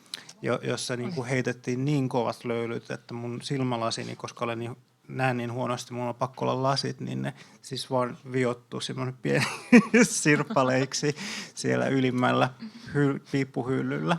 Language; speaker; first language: Finnish; native; Finnish